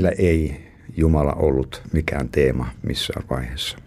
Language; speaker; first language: Finnish; native; Finnish